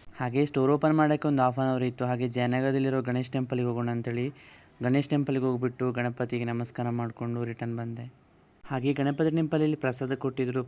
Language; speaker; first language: Kannada; non-native, local second language; Tulu